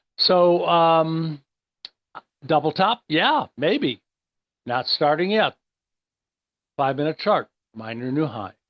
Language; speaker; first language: English; native; English